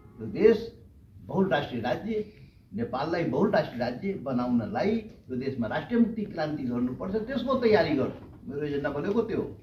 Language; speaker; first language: Nepali; non-native, local second language; Maithili